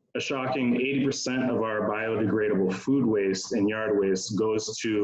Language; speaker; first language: English; native; English